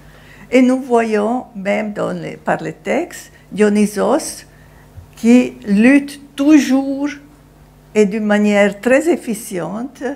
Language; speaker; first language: French; non-native, fluent; Italian